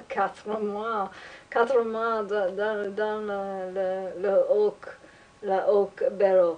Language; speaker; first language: French; non-native, learner; English